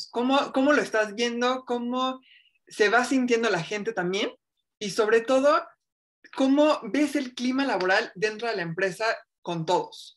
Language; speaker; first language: Spanish; native; Spanish